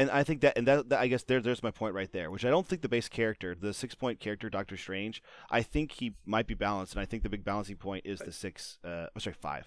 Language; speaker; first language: English; native; English